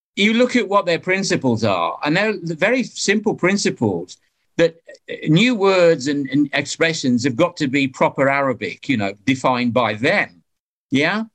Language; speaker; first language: English; native; English